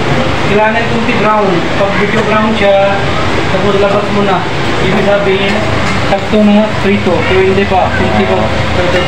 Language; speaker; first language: Filipino; non-native, learner; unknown